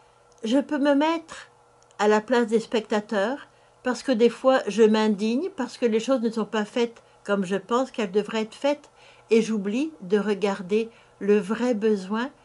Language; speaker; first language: French; native; French